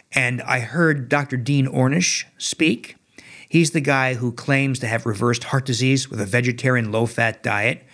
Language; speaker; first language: English; native; English